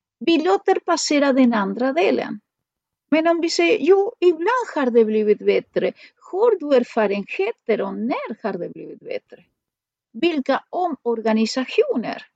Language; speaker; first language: Swedish; non-native, fluent; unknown